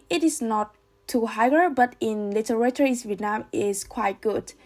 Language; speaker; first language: English; non-native, learner; Vietnamese